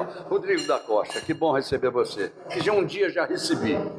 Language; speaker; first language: Portuguese; native; Portuguese